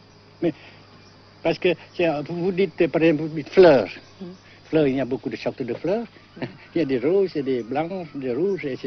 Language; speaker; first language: French; non-native, local second language; Vietnamese